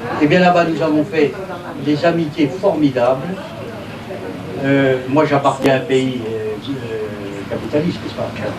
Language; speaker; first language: French; native; French